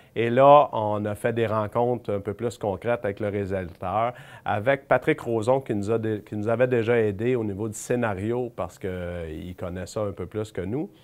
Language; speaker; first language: French; native; French